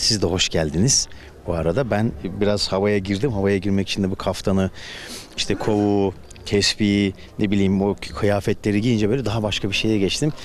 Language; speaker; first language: Turkish; native; Turkish